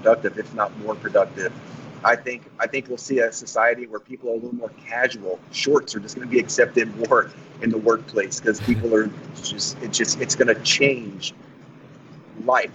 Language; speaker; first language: English; native; English